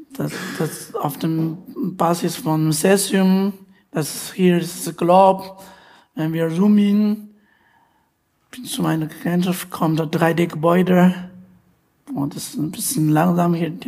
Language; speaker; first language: German; non-native, learner; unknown